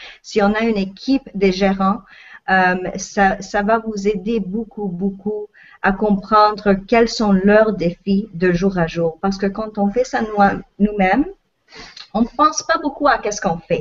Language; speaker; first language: French; non-native, local second language; English